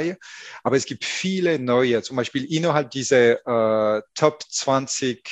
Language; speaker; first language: German; non-native, fluent; French